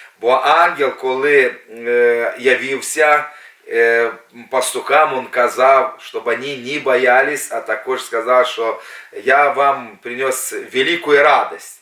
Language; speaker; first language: Ukrainian; non-native, local second language; Russian